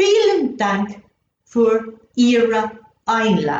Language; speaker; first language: German; non-native, fluent; English